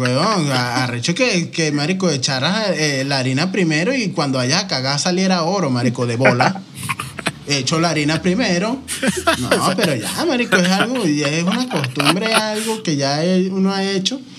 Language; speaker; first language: Spanish; native; Spanish